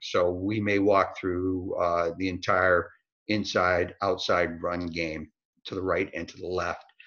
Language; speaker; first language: English; native; English